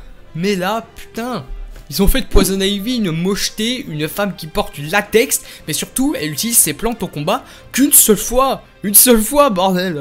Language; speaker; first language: French; native; French